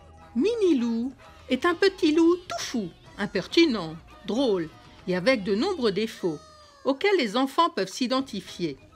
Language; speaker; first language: French; native; French